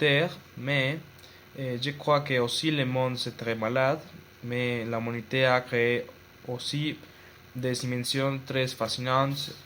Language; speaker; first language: French; non-native, learner; Spanish